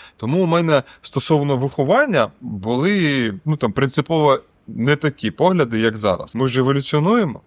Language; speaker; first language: Ukrainian; non-native, local second language; Russian